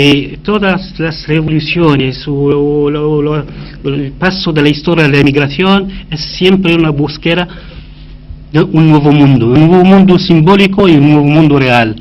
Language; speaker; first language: Spanish; non-native, fluent; Arabic